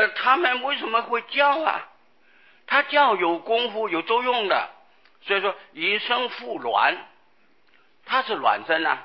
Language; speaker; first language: Chinese; non-native, local second language; Hakka Chinese